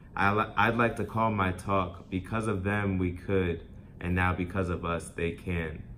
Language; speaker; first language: English; native; English